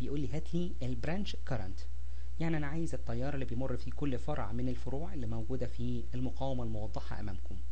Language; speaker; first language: Arabic; native; Arabic